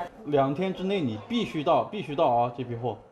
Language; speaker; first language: Chinese; native; Chinese